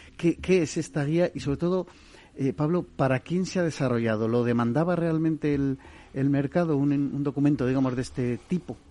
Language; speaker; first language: Spanish; native; Spanish